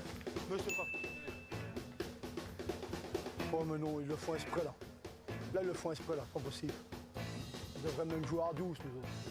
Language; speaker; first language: French; native; French